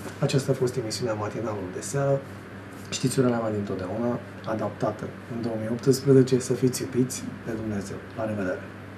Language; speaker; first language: Romanian; native; Romanian